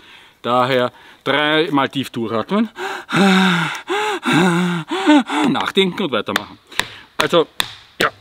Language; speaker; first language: German; native; German